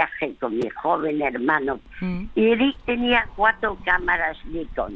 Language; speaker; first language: Spanish; early bilingual, other home language; French